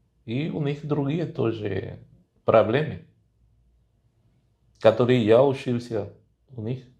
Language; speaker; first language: Russian; non-native, fluent; Spanish